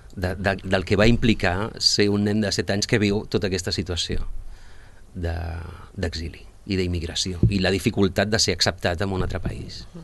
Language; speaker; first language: Catalan; early bilingual, other home language; Spanish